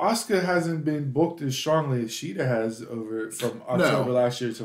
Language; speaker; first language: English; native; English